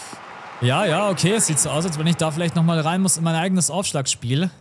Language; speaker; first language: German; native; German